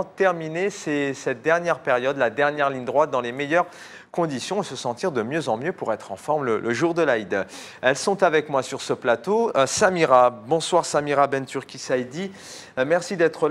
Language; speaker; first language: French; native; French